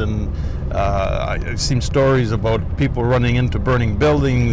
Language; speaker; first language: English; non-native, local second language; French